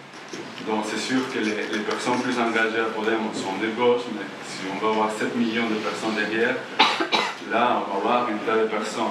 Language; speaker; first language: French; non-native, fluent; Spanish